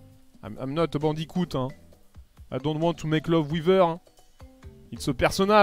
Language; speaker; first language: English; non-native, fluent; French